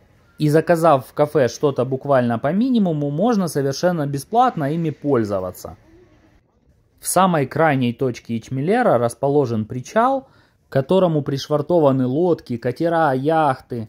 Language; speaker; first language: Russian; native; Russian